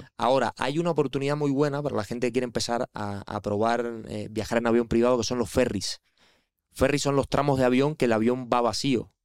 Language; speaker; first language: Spanish; native; Spanish